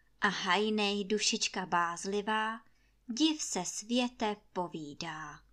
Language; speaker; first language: Czech; native; Czech